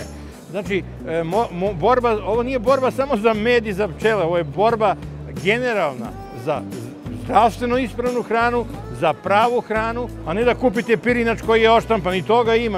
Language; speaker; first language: Serbian; native; Serbian